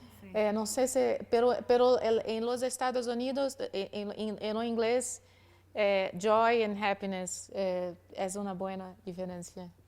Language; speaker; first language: Spanish; non-native, learner; Portuguese